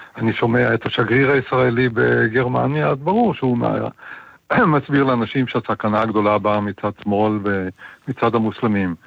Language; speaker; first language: Hebrew; native; Hebrew